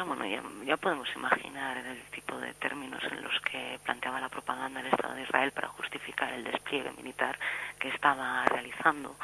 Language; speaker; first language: Spanish; native; Spanish